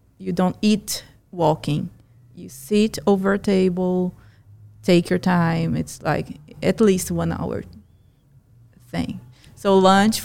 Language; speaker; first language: English; non-native, fluent; Portuguese